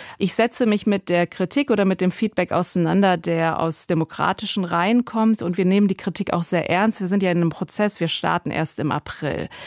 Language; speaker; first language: German; early bilingual, other home language; Persian